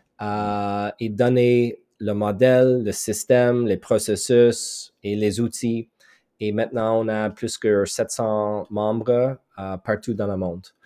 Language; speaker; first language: French; non-native, local second language; English